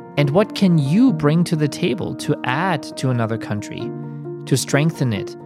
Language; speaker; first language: English; non-native, fluent; German